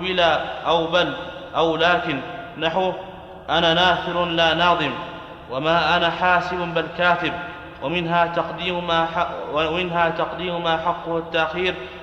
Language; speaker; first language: Arabic; native; Arabic